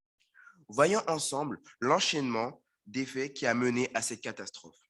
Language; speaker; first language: French; native; French